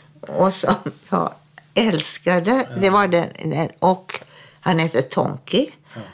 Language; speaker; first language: Swedish; early bilingual, other home language; German